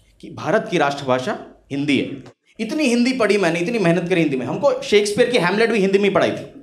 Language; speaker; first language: Hindi; non-native, local second language; Bangla